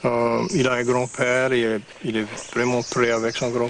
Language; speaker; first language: French; non-native, local second language; English